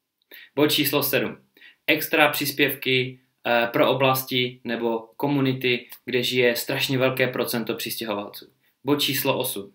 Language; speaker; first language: Czech; native; Czech